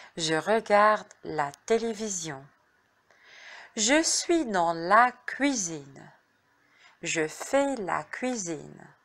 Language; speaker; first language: French; non-native, fluent; Arabic